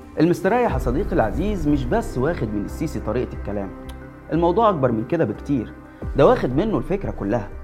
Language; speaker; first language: Arabic; native; Arabic